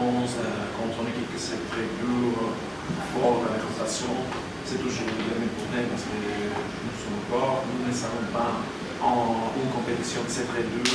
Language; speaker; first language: French; non-native, learner; Spanish